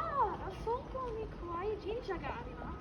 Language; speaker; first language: Japanese; non-native, learner; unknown